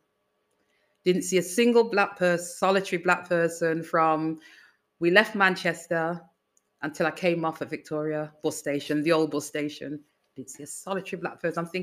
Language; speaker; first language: English; native; English